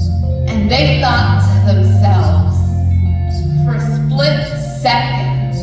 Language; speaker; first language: English; early bilingual, other home language; Punjabi